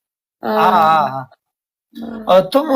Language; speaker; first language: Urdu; non-native, learner; Pashto